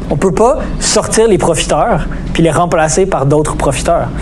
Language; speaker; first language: French; native; French